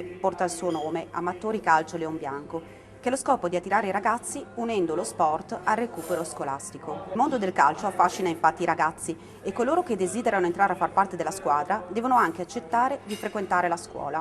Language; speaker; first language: Italian; native; Italian